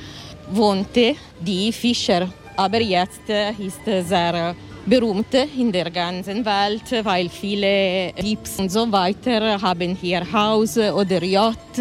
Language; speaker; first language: German; non-native, learner; Italian